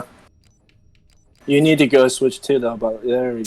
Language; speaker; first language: English; native; English